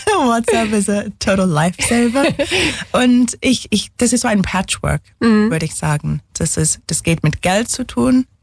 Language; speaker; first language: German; non-native, fluent; English